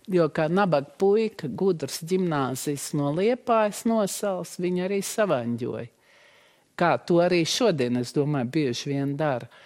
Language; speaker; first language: Latvian; native; Latvian